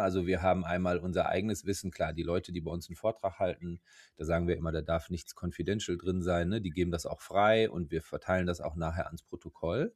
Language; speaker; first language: German; native; German